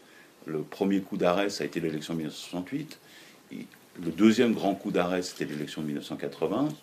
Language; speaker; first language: French; native; French